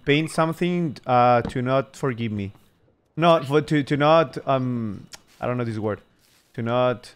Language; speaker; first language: English; non-native, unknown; Spanish